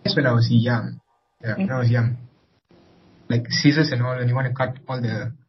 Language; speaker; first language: English; non-native, local second language; Tamil